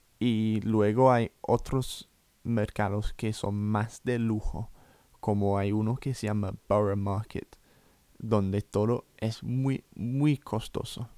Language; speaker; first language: Spanish; non-native, fluent; English